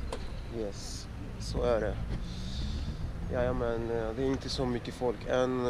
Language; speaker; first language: Swedish; early bilingual, other home language; Russian